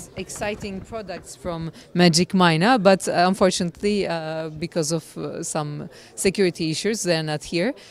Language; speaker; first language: English; non-native, fluent; Turkish